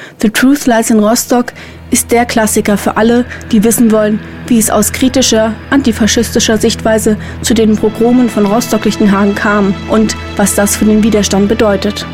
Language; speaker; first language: German; native; German